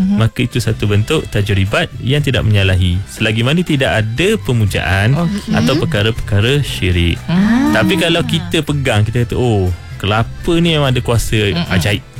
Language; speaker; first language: Malay; native; Malay